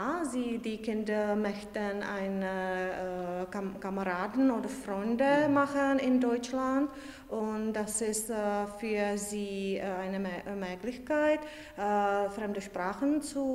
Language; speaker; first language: German; non-native, learner; Czech